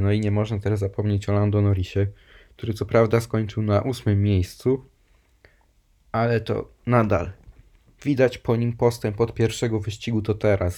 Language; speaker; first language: Polish; native; Polish